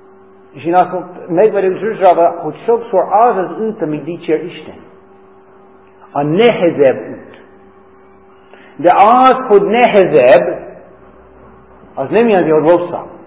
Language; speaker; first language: Hungarian; non-native, fluent; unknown